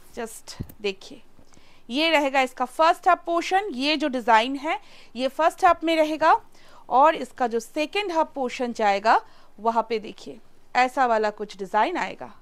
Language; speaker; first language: Hindi; non-native, local second language; Bangla